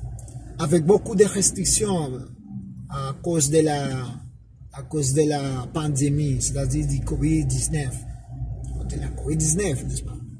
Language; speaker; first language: French; non-native, fluent; Spanish